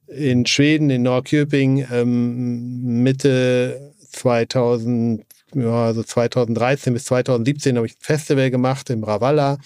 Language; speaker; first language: German; native; German